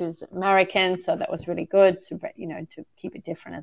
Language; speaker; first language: English; native; English